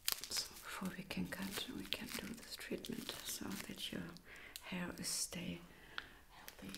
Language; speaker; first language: English; non-native, fluent; German